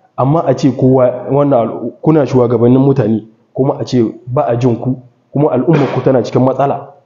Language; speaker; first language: Hausa; early bilingual, heritage; Hausa